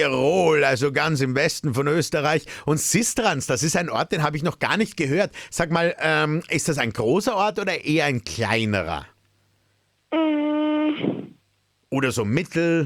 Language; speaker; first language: German; native; German